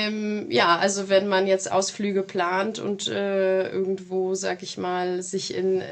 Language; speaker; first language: German; native; German